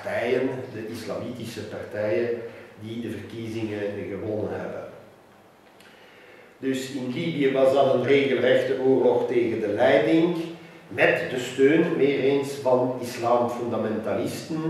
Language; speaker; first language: Dutch; non-native, local second language; French